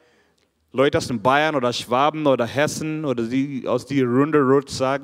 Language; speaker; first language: German; non-native, fluent; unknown